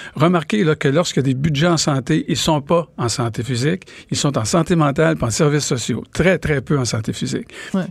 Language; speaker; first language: French; native; French